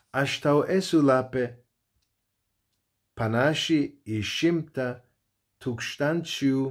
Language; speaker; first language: Lithuanian; non-native, learner; Turkish